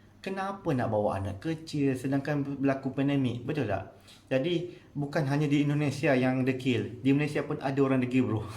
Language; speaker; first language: Malay; native; Malay